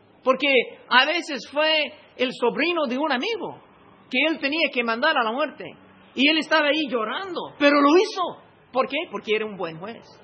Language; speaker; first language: Spanish; non-native, fluent; English